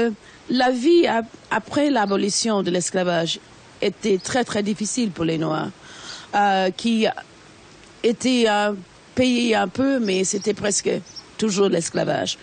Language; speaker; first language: French; non-native, fluent; English